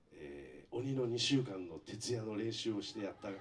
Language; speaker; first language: Japanese; native; Japanese